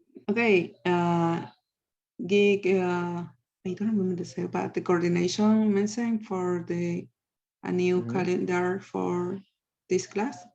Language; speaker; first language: English; non-native, learner; Spanish